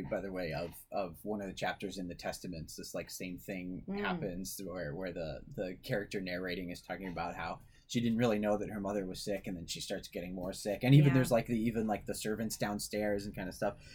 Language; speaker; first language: English; native; English